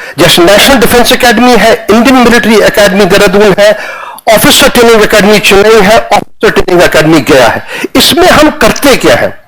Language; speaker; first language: Hindi; non-native, local second language; Punjabi